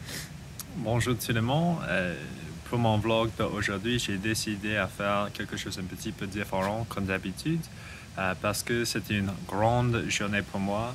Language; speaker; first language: French; non-native, learner; English